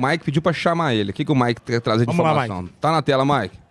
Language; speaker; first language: Portuguese; native; Portuguese